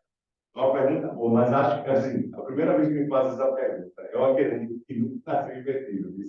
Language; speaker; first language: Portuguese; native; Portuguese